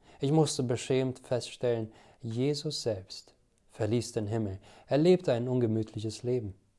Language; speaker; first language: German; non-native, fluent; Albanian